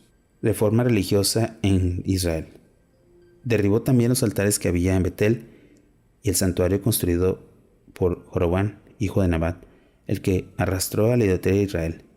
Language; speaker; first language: Spanish; native; Spanish